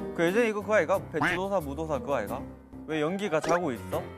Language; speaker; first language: Korean; native; Korean